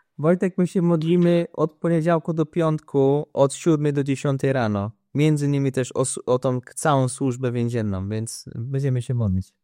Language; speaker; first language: Polish; native; Polish